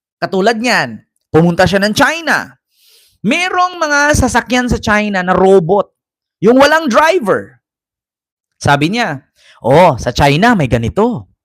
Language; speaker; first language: Filipino; native; Filipino